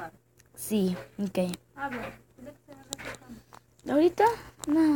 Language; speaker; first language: Spanish; early bilingual, heritage; Spanish